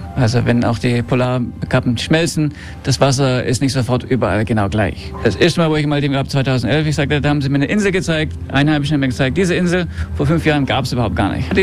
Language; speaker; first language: German; non-native, fluent; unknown